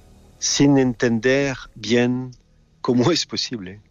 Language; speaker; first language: Spanish; non-native, learner; French